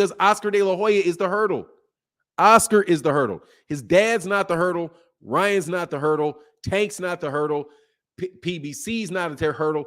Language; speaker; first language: English; native; English